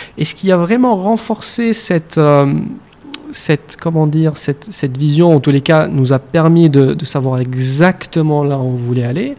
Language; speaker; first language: French; non-native, local second language; Arabic